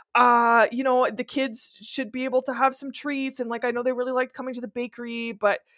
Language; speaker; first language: English; non-native, fluent; French